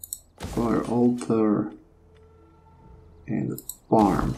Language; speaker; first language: English; non-native, fluent; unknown